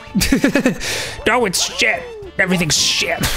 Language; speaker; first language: English; native; English